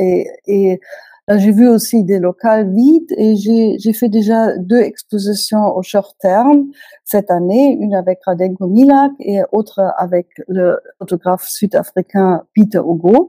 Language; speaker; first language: French; non-native, fluent; German